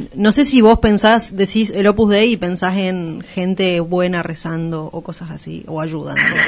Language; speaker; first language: Spanish; native; Spanish